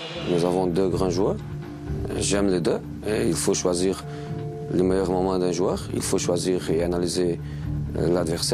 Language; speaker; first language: French; non-native, fluent; Portuguese